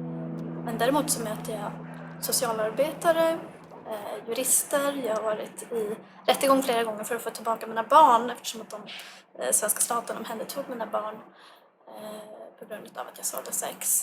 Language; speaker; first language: Swedish; native; Swedish